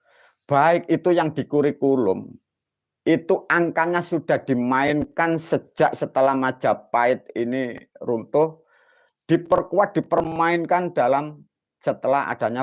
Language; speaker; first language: Indonesian; non-native, local second language; Javanese